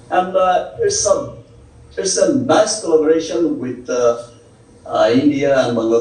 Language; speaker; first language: English; non-native, local second language; Bangla